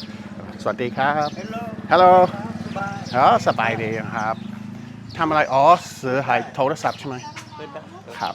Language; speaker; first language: Thai; non-native, learner; English